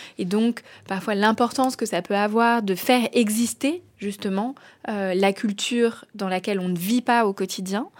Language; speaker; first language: French; native; French